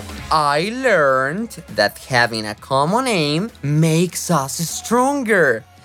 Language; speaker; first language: English; non-native, learner; Spanish